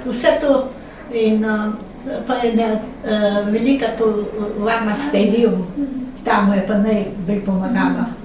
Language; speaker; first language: Slovenian; native; Slovenian